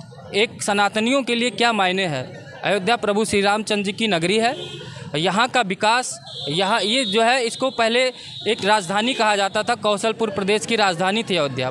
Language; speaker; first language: Hindi; native; Hindi